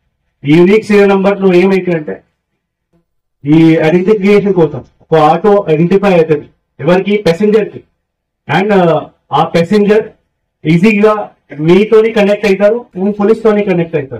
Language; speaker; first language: Telugu; non-native, fluent; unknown